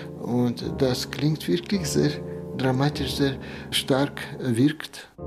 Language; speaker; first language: German; non-native, fluent; Russian